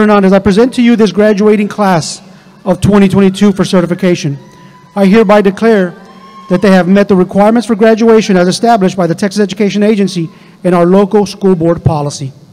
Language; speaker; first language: English; native; English